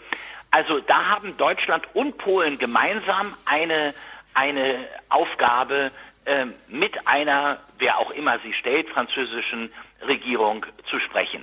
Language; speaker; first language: German; native; German